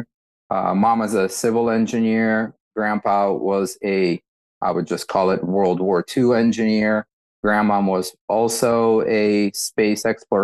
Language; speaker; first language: English; early bilingual, other home language; Russian